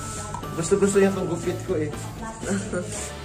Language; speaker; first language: Filipino; native; Filipino